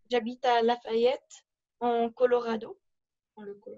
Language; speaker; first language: French; early bilingual, heritage; French